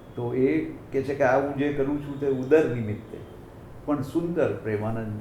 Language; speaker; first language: Gujarati; native; Gujarati